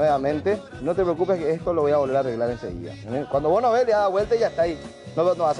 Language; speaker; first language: Spanish; native; Spanish